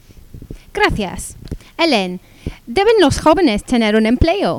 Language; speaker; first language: Spanish; non-native, learner; English